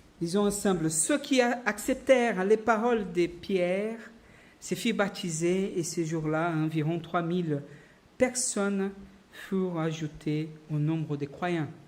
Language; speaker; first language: French; non-native, fluent; Portuguese